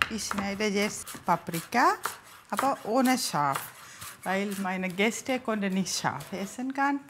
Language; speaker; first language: German; non-native, learner; Tamil